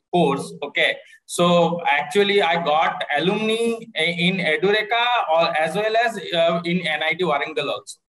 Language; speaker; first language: English; non-native, local second language; Bangla